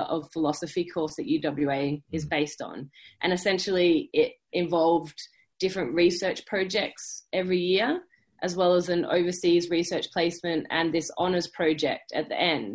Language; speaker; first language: English; native; English